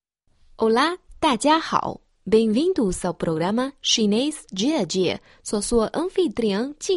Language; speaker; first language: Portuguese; non-native, fluent; Chinese